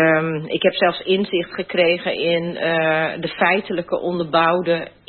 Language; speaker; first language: Dutch; native; Dutch